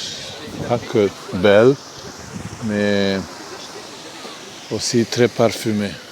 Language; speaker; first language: French; non-native, fluent; Hungarian